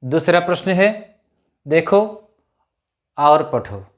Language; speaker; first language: Hindi; non-native, local second language; Malayalam